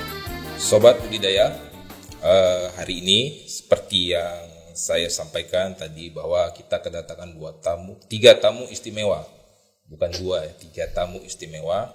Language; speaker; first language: Indonesian; native; Indonesian